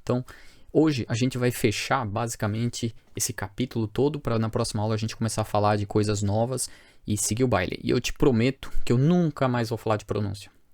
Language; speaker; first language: Portuguese; native; Portuguese